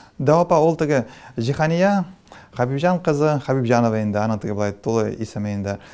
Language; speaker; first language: Tatar; non-native, local second language; Russian